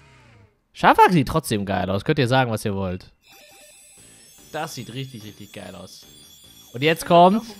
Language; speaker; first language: German; native; German